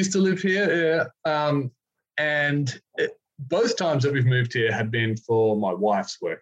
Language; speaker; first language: English; native; English